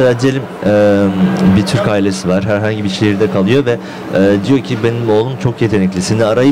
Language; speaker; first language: Turkish; early bilingual, heritage; Turkish